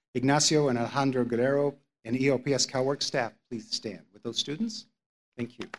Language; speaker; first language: English; native; English